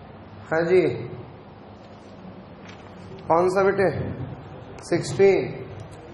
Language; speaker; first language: Hindi; native; Hindi